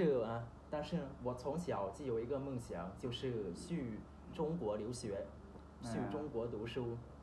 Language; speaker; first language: Chinese; non-native, learner; Thai